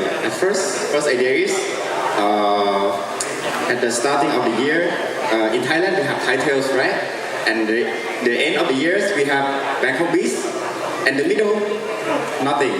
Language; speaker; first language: English; non-native, fluent; Thai